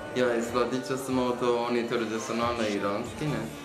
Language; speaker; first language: Slovenian; non-native, learner; Persian